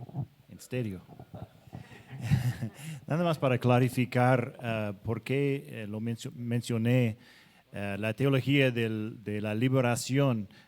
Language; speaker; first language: Spanish; non-native, fluent; English